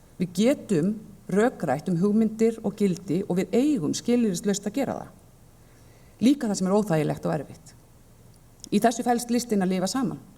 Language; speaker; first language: Icelandic; native; Icelandic